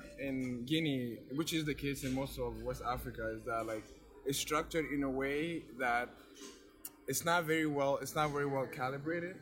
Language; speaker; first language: English; non-native, fluent; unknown